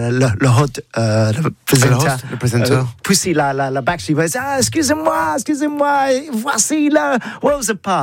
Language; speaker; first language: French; non-native, learner; English